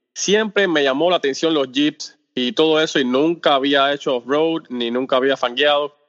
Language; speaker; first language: Spanish; native; Spanish